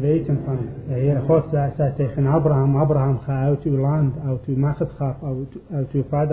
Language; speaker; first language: Dutch; non-native, learner; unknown